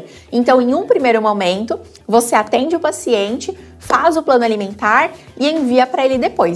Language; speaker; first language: Portuguese; native; Portuguese